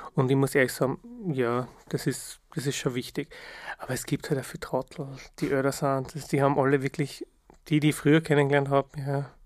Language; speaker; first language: German; early bilingual, other home language; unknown